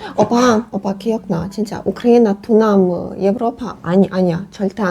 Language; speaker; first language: Korean; non-native, learner; Ukrainian